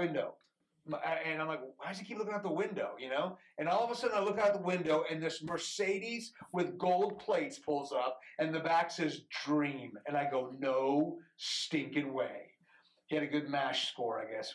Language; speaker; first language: English; early bilingual, other home language; Persian